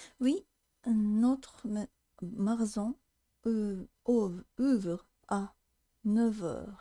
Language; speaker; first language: French; non-native, learner; Japanese